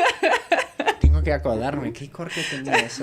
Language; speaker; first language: Spanish; non-native, fluent; German